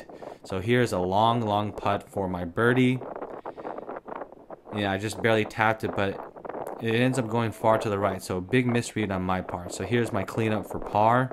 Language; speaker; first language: English; native; English